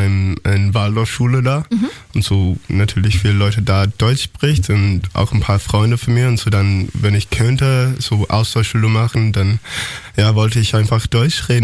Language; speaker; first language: German; non-native, learner; English